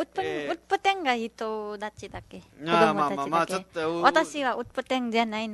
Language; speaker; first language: Japanese; non-native, learner; Nepali